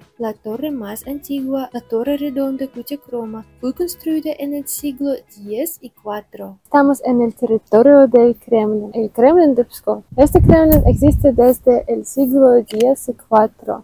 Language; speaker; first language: Spanish; non-native, fluent; Russian